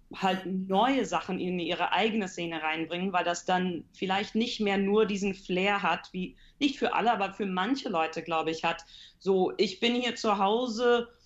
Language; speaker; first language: German; early bilingual, heritage; English